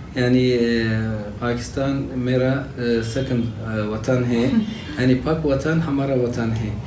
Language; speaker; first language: Hindi; non-native, learner; Turkish